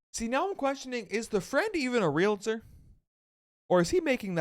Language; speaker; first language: English; native; English